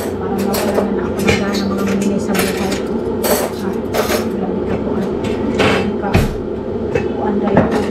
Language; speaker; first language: Filipino; non-native, local second language; Cebuano